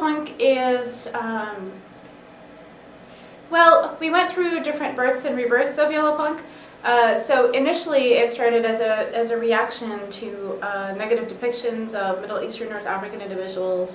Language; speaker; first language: English; native; English